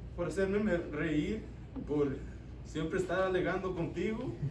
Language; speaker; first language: Spanish; early bilingual, heritage; Spanish